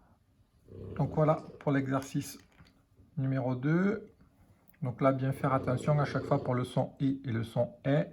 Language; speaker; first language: French; native; French